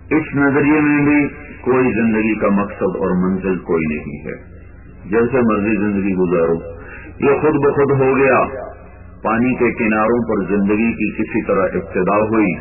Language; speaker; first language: Urdu; non-native, local second language; Punjabi